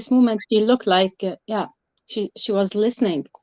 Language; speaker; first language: English; non-native, learner; Arabic